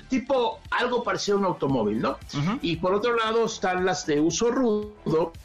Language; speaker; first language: Spanish; native; Spanish